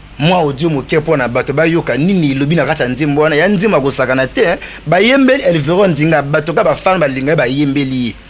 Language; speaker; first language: Lingala; native; Lingala